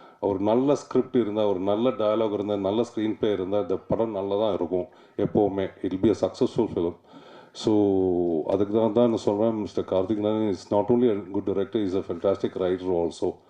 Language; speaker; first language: Tamil; native; Tamil